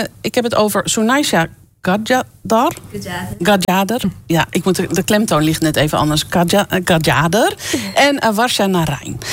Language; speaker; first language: Dutch; native; Dutch